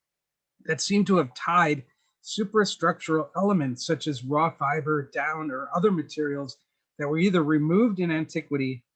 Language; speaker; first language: English; native; English